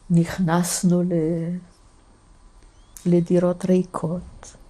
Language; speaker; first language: Hebrew; non-native, fluent; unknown